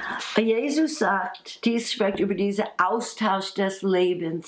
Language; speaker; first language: German; non-native, fluent; English